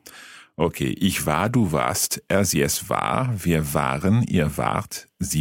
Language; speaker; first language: German; non-native, learner; English